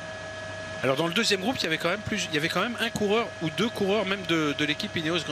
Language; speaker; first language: French; native; French